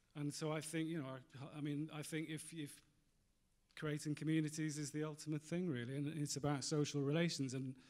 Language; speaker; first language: English; native; English